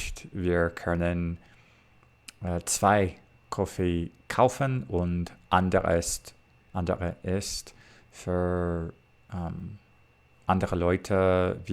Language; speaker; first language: German; non-native, learner; English